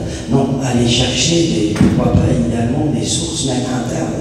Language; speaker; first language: French; native; French